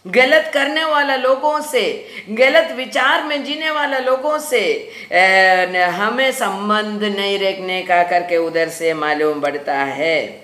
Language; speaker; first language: Hindi; non-native, local second language; Malayalam